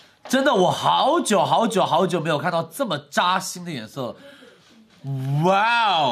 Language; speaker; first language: Chinese; native; Chinese